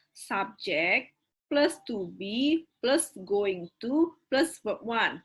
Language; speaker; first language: English; non-native, fluent; Indonesian